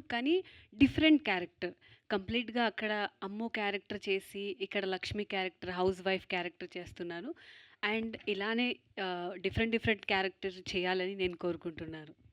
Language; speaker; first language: Telugu; non-native, fluent; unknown